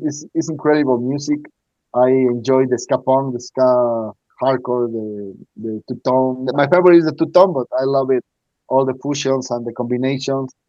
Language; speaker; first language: English; non-native, learner; Spanish